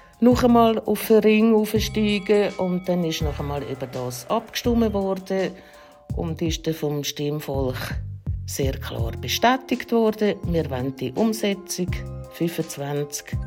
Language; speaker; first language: German; native; German